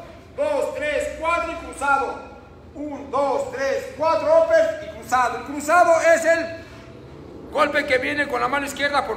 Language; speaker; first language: Spanish; native; Spanish